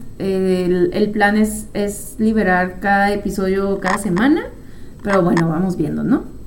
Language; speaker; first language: Spanish; non-native, fluent; French